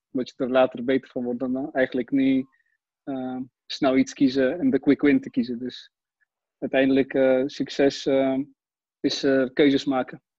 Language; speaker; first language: Dutch; early bilingual, other home language; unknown